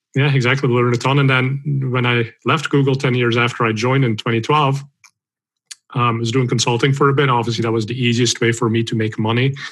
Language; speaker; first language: English; non-native, fluent; Dutch